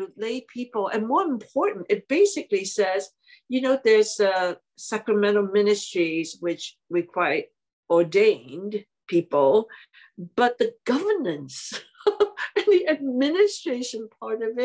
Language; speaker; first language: English; non-native, local second language; Cantonese